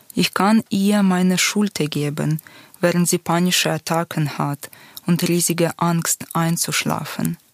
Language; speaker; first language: German; non-native, fluent; Ukrainian